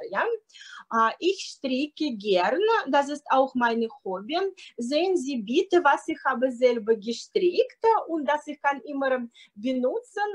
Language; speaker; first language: German; non-native, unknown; Russian